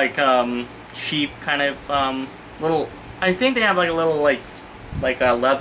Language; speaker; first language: English; native; English